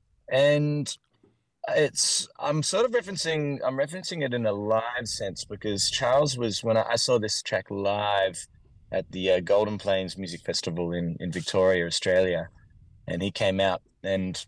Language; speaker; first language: English; native; English